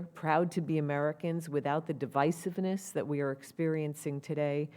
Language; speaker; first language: English; native; English